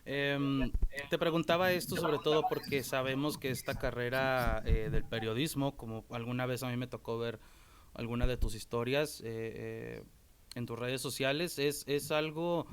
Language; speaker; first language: Spanish; native; Spanish